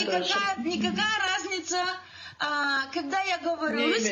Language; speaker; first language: Russian; non-native, learner; Bulgarian